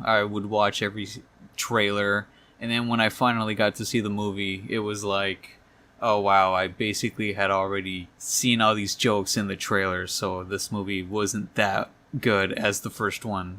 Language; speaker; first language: English; native; English